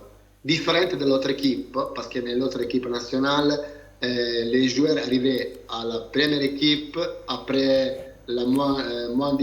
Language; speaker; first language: French; non-native, learner; Italian